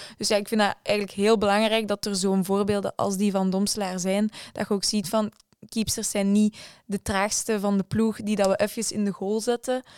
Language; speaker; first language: Dutch; native; Dutch